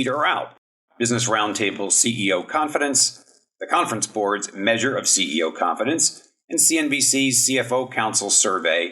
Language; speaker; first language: English; native; English